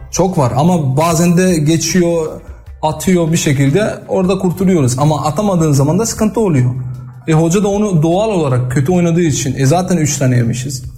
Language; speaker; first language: Turkish; early bilingual, heritage; Turkish